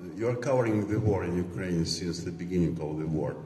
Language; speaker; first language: English; non-native, fluent; Ukrainian